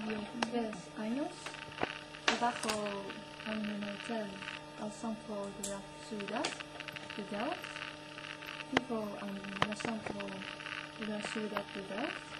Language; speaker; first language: Spanish; non-native, learner; Dutch